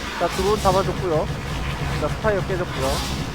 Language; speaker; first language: Korean; native; Korean